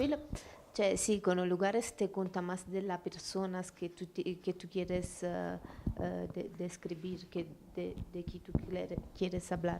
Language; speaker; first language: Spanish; non-native, learner; Italian